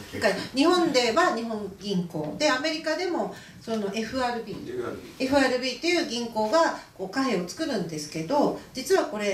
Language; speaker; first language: Japanese; native; Japanese